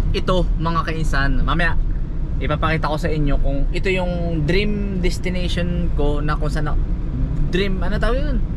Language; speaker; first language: Filipino; native; Filipino